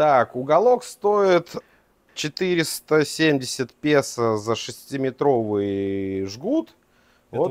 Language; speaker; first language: Russian; native; Russian